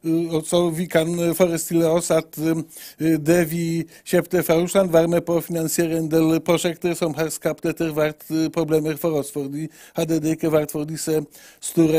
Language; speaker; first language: Norwegian; non-native, fluent; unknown